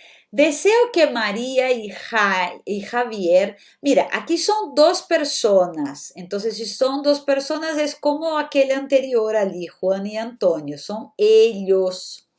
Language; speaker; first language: Spanish; non-native, fluent; Portuguese